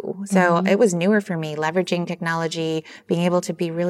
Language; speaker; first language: English; native; English